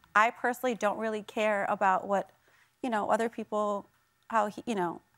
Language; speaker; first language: English; native; English